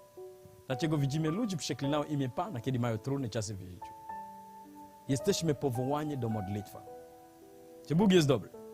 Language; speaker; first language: Polish; non-native, learner; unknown